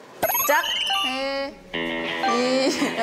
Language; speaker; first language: Korean; native; Korean